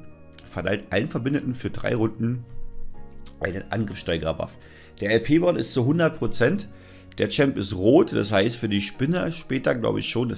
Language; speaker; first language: German; native; German